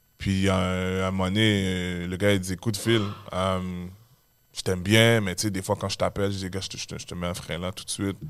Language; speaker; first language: French; native; French